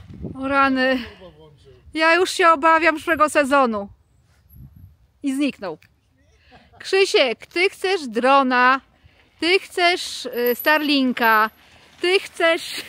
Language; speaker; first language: Polish; native; Polish